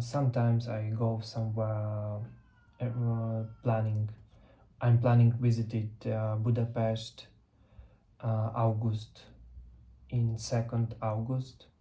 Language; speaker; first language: English; non-native, learner; Russian